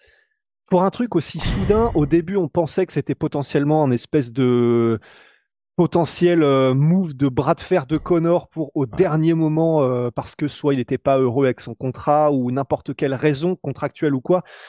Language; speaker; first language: French; native; French